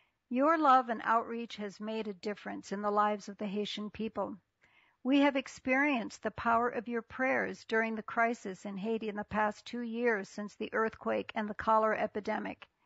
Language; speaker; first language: English; native; English